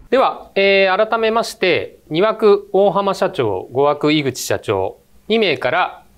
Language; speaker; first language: Japanese; native; Japanese